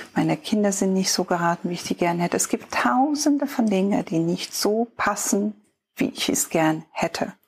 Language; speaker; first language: German; non-native, fluent; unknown